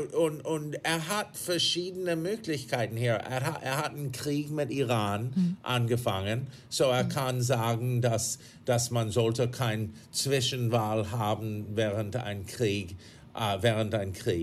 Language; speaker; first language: German; non-native, fluent; English